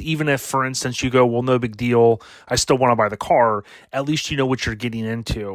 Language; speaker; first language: English; native; English